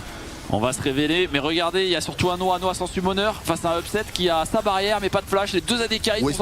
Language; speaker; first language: French; native; French